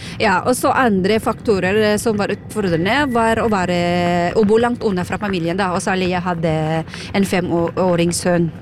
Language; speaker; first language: Norwegian; non-native, fluent; Filipino